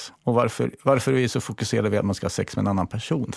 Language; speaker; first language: Swedish; native; Swedish